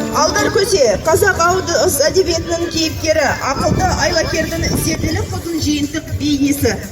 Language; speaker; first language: Kazakh; non-native, local second language; Russian